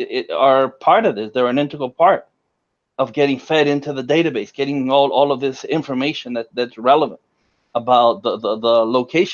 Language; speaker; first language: English; native; English